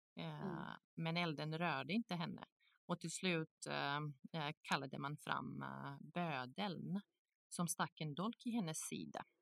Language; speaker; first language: Swedish; non-native, fluent; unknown